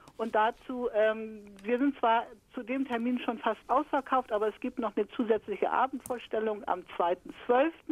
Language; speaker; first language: German; native; German